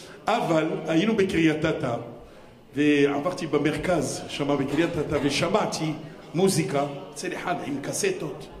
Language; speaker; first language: Hebrew; non-native, fluent; French